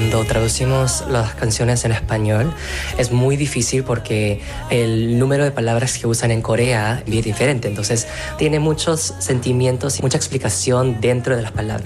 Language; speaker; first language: Spanish; non-native, fluent; Korean